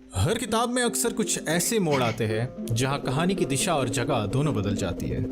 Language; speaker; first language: Hindi; non-native, local second language; Bangla